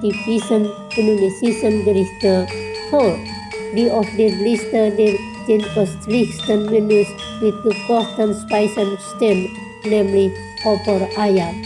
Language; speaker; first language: German; non-native, fluent; Indonesian